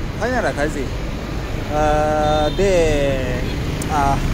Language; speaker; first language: Vietnamese; non-native, learner; Japanese